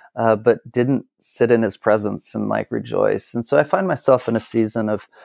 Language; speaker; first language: English; native; English